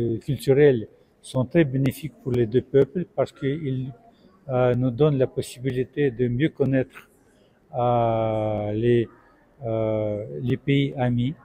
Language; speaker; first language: French; non-native, fluent; Russian